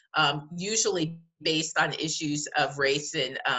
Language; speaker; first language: English; native; English